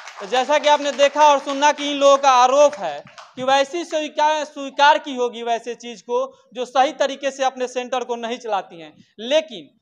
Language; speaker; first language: Hindi; native; Hindi